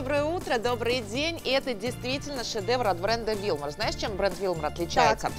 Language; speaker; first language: Russian; native; Russian